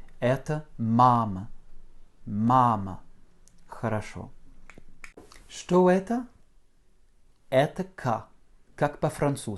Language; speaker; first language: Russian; non-native, fluent; French